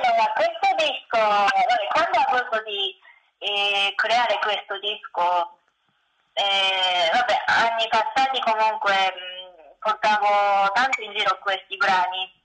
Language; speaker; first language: Italian; non-native, learner; Japanese